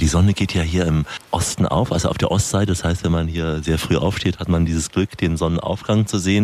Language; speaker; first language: German; native; German